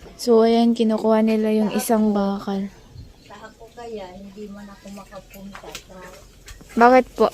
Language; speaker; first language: Filipino; native; Filipino